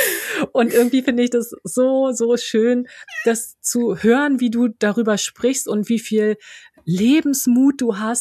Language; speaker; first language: German; native; German